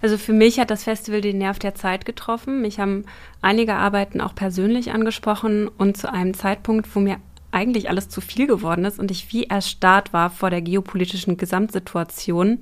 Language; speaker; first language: German; native; German